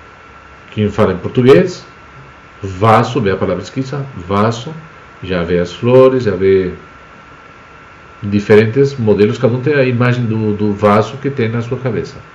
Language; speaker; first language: Portuguese; non-native, fluent; Spanish